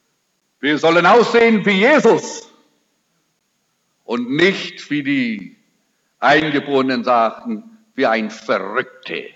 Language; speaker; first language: German; early bilingual, heritage; German